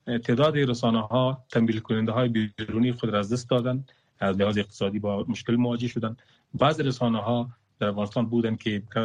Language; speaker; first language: Persian; non-native, local second language; Pashto